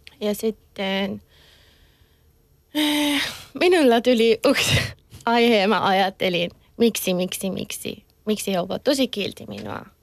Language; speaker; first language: Finnish; non-native, learner; Persian